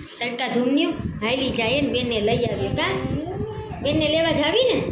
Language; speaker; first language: Gujarati; native; Gujarati